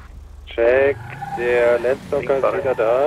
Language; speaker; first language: German; native; German